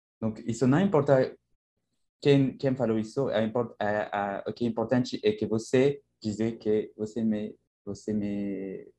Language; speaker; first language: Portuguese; non-native, learner; French